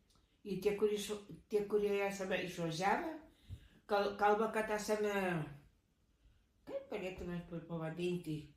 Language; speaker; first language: Lithuanian; early bilingual, heritage; Lithuanian